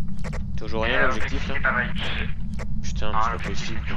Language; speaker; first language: French; native; French